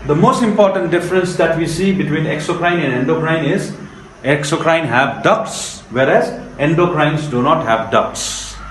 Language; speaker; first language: English; non-native, local second language; Nepali